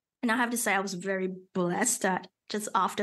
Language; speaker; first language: English; non-native, local second language; Chinese